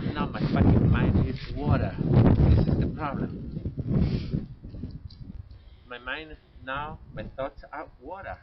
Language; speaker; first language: English; non-native, learner; Spanish